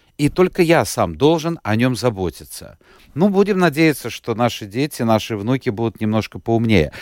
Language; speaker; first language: Russian; native; Russian